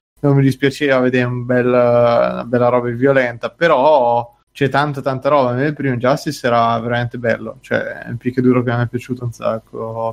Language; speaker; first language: Italian; native; Italian